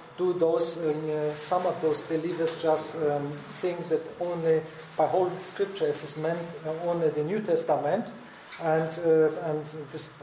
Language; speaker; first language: English; non-native, learner; Polish